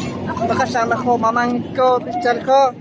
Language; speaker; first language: Filipino; non-native, learner; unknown